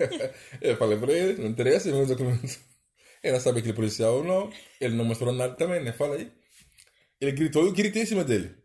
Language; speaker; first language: Portuguese; non-native, fluent; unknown